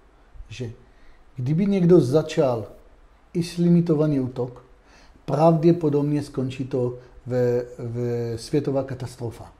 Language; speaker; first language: Czech; non-native, fluent; Hebrew